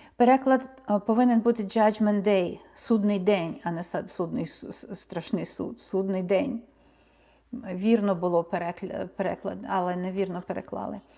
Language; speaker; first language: Ukrainian; native; Ukrainian